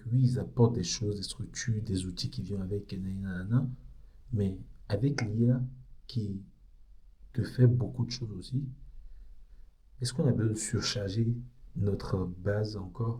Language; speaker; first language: French; native; French